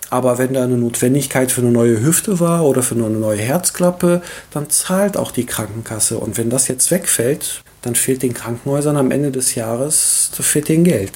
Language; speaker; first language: German; early bilingual, other home language; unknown